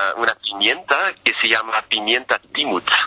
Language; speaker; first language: Spanish; non-native, fluent; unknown